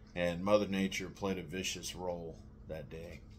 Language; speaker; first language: English; native; English